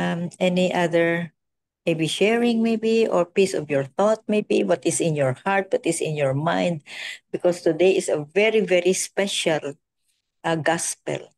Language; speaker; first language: English; non-native, local second language; Filipino